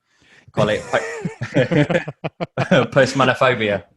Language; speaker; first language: English; native; English